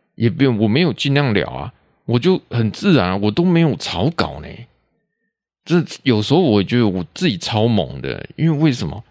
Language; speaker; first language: Chinese; non-native, local second language; Min Nan Chinese